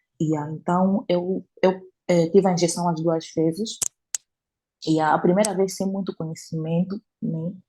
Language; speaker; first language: Portuguese; native; Portuguese